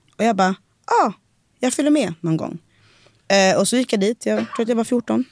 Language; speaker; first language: Swedish; native; Swedish